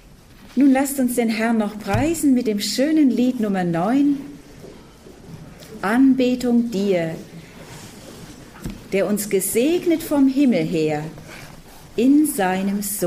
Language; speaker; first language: German; native; German